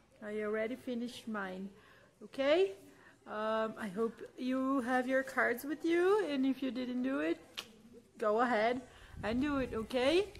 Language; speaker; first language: English; non-native, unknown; Portuguese